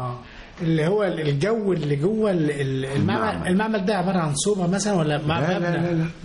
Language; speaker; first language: Arabic; native; Arabic